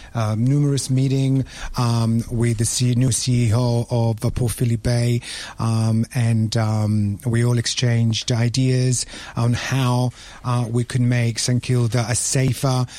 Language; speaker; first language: English; non-native, fluent; Italian